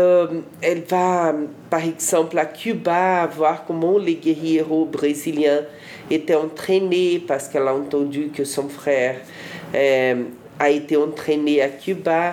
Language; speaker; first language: French; non-native, fluent; Portuguese